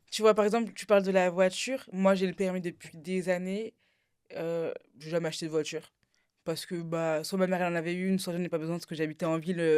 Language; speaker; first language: French; native; French